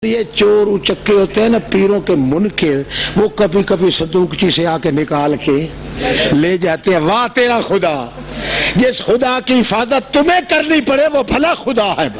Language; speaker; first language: Urdu; non-native, local second language; Saraiki